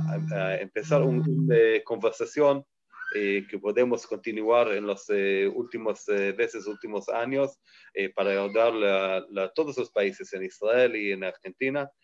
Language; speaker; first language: Spanish; non-native, learner; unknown